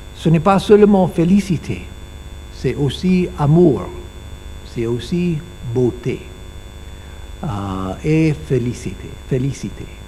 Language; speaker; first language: French; non-native, learner; English